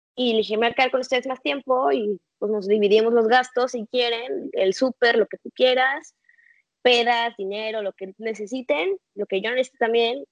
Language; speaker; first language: Spanish; native; Spanish